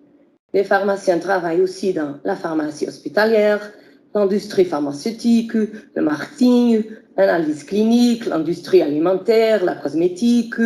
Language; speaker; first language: French; non-native, fluent; Portuguese